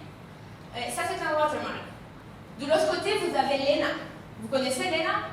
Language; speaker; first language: French; non-native, fluent; Romanian